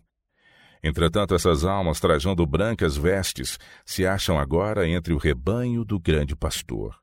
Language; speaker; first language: Portuguese; native; Portuguese